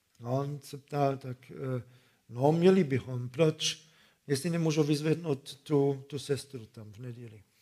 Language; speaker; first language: Czech; non-native, fluent; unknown